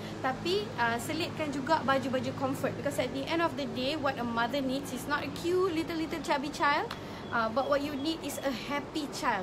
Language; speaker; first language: English; non-native, local second language; Malay